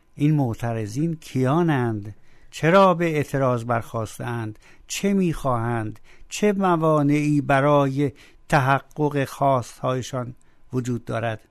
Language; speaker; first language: Persian; non-native, local second language; Azerbaijani